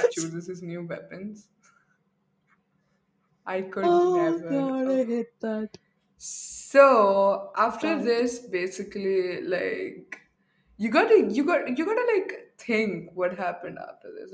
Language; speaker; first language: English; non-native, local second language; Arabic